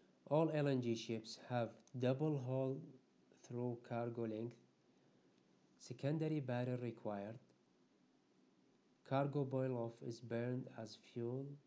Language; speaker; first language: English; non-native, fluent; Arabic